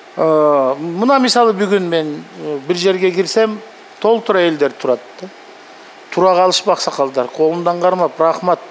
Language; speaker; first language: Kyrgyz; non-native, local second language; Russian